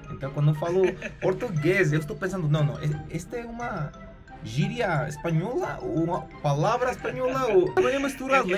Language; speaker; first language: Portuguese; non-native, fluent; Spanish